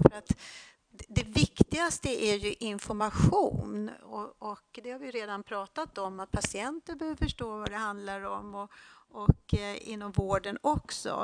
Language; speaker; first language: Swedish; native; Swedish